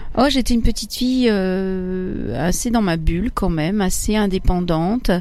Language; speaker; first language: French; early bilingual, other home language; Italian